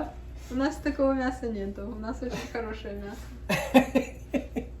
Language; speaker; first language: Russian; early bilingual, heritage; English